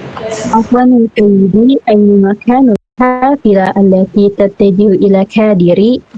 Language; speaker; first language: Arabic; non-native, learner; Indonesian